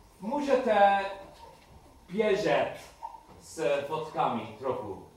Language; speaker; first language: Czech; non-native, learner; English